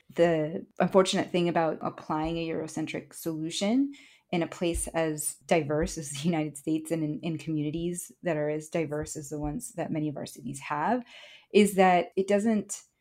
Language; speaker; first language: English; early bilingual, other home language; Spanish